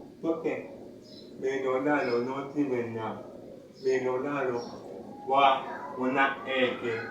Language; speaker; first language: Spanish; non-native, learner; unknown